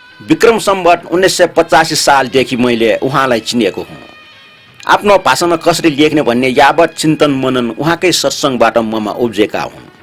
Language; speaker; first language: Nepali; non-native, local second language; Newari